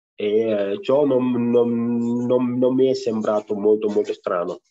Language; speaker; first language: Italian; non-native, fluent; Wolof